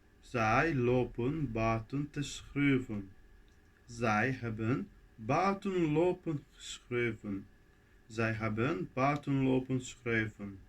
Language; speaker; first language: Dutch; non-native, fluent; Turkish